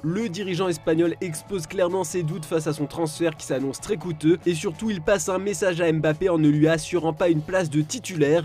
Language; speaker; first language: French; native; French